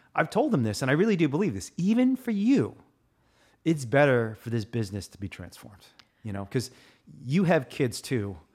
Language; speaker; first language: English; native; English